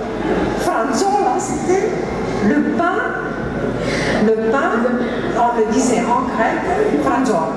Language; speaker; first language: French; early bilingual, heritage; Greek